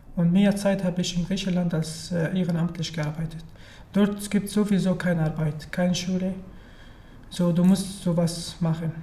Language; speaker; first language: German; non-native, learner; Arabic